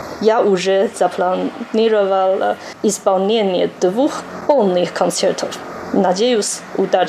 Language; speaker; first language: Russian; non-native, learner; Chinese